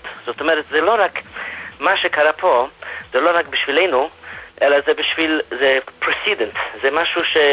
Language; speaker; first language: Hebrew; non-native, fluent; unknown